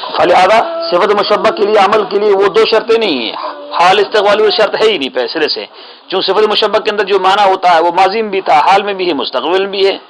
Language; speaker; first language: Urdu; native; Urdu